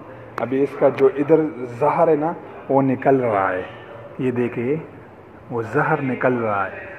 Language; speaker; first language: Hindi; non-native, local second language; Pashto